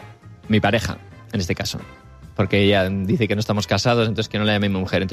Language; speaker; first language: Spanish; native; Spanish